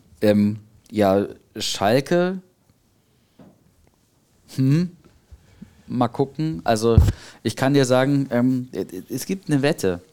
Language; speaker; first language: German; native; German